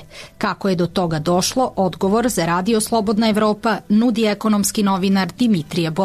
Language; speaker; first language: Serbian; native; Serbian